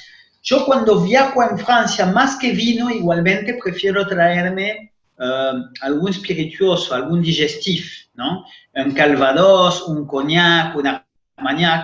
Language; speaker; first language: Spanish; non-native, fluent; French